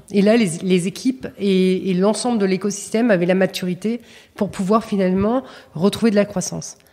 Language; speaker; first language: French; native; French